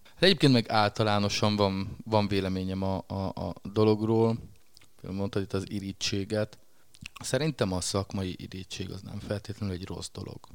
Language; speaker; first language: Hungarian; native; Hungarian